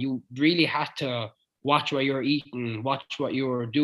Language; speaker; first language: English; native; English